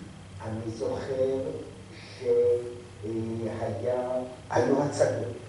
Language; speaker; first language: Hebrew; non-native, fluent; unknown